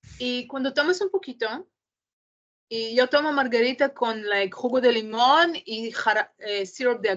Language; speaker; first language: Spanish; non-native, learner; English